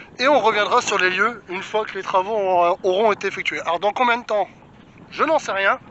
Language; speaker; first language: French; native; French